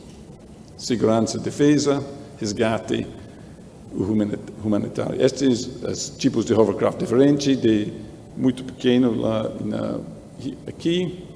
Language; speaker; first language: Portuguese; non-native, learner; English